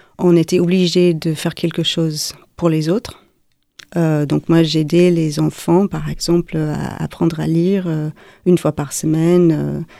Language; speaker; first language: French; non-native, fluent; English